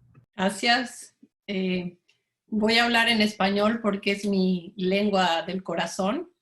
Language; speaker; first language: Spanish; native; Spanish